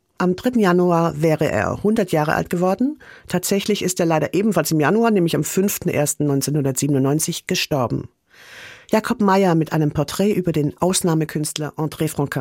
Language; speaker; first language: German; native; German